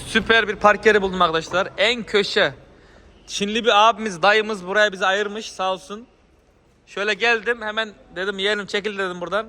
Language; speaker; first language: Turkish; native; Turkish